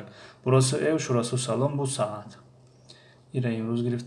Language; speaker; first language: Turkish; non-native, fluent; Tajik